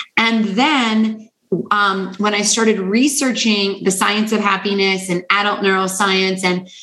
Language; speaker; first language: English; native; English